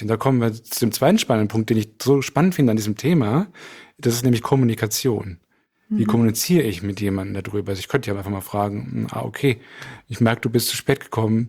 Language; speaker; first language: German; native; German